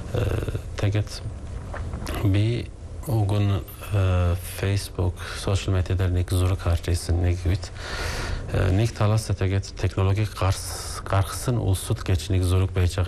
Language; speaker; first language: Mongolian; non-native, fluent; Turkish